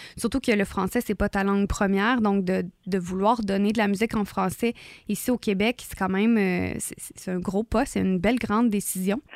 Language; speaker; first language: French; native; French